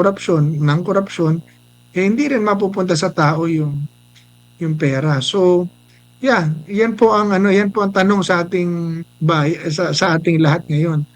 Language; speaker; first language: Filipino; native; Filipino